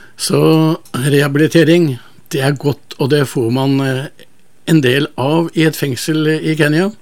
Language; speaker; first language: Norwegian; native; Norwegian